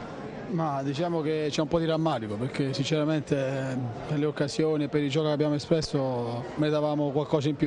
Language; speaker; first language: Italian; native; Italian